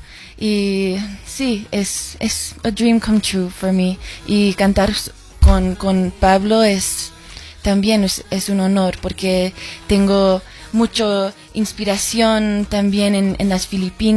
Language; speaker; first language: Spanish; non-native, learner; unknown